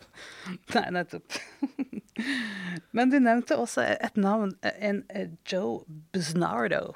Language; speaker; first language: Norwegian; native; Norwegian